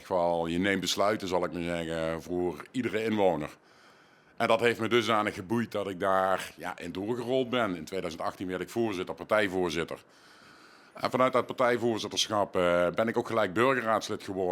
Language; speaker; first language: Dutch; native; Dutch